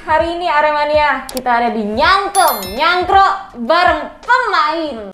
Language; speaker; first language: Indonesian; native; Indonesian